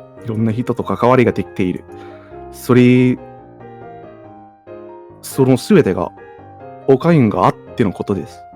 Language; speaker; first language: Japanese; non-native, fluent; English